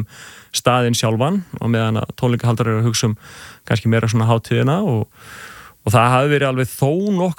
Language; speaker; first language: Icelandic; native; Icelandic